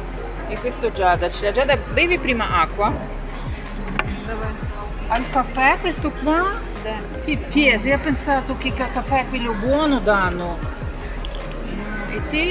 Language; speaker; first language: Italian; non-native, learner; Russian